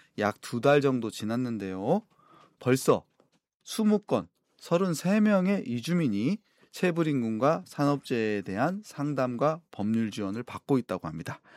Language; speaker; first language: Korean; native; Korean